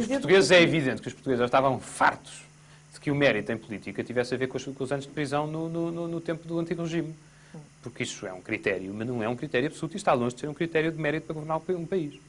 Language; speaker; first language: Portuguese; native; Portuguese